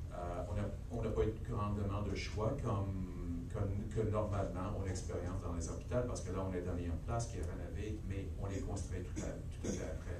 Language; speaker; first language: French; non-native, local second language; English